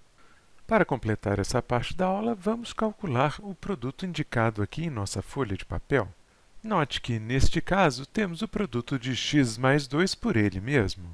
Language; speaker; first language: Portuguese; native; Portuguese